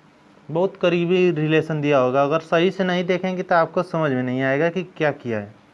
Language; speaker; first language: Hindi; native; Hindi